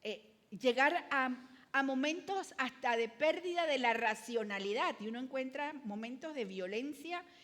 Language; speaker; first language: Spanish; native; Spanish